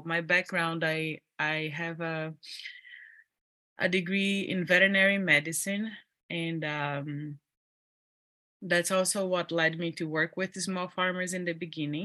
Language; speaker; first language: English; non-native, fluent; Portuguese